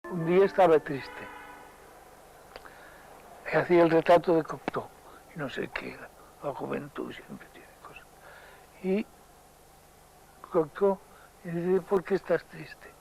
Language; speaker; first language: Spanish; non-native, local second language; Catalan